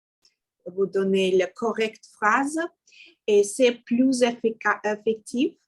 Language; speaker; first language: French; non-native, learner; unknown